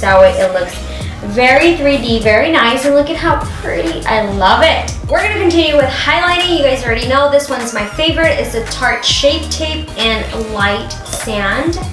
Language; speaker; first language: English; early bilingual, other home language; Spanish